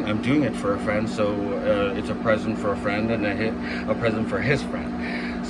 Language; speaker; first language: English; native; English